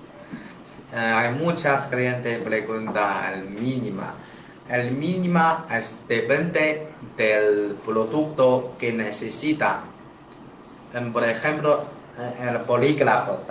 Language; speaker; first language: Spanish; non-native, learner; Chinese